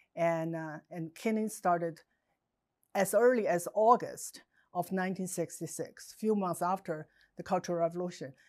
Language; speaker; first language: English; non-native, fluent; Chinese